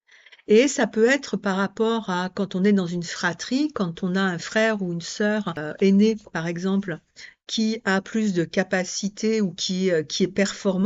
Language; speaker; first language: French; native; French